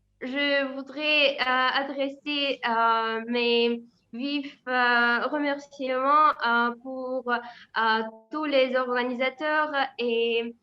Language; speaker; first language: French; non-native, learner; Uzbek